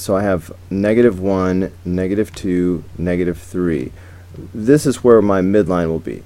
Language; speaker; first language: English; native; English